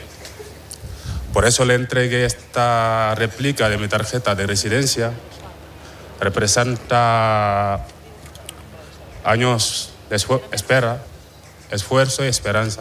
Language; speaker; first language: Spanish; non-native, fluent; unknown